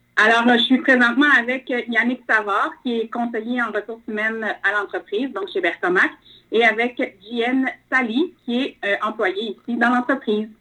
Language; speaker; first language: French; native; French